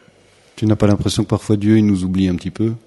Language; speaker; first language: French; native; French